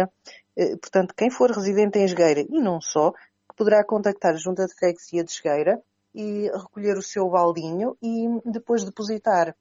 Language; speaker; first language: Portuguese; native; Portuguese